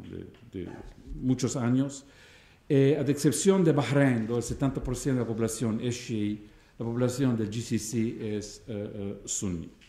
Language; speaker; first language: Spanish; non-native, fluent; Arabic